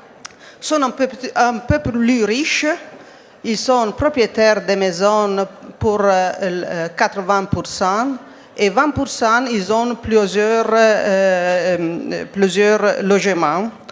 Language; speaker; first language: French; non-native, fluent; Italian